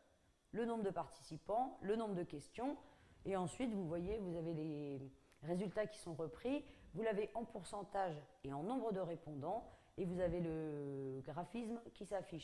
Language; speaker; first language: French; native; French